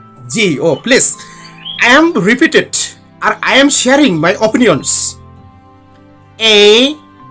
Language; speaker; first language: English; non-native, learner; Bangla